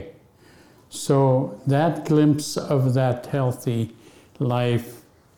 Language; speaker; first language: English; early bilingual, other home language; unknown